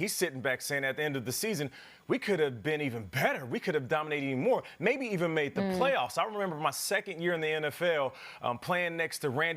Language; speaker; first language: English; native; English